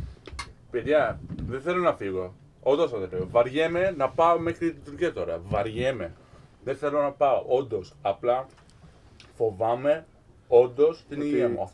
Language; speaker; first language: Greek; non-native, fluent; Turkish